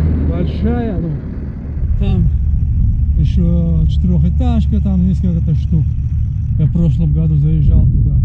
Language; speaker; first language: Russian; non-native, fluent; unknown